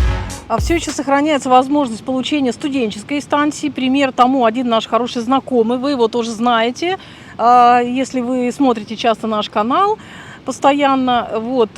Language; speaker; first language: Russian; native; Russian